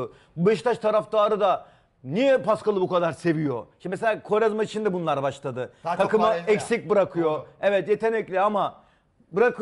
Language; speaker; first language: Turkish; native; Turkish